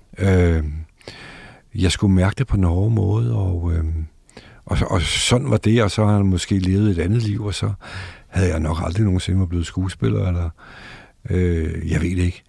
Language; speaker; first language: Danish; native; Danish